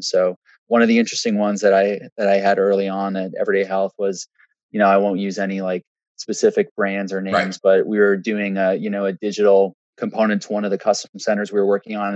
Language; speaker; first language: English; native; English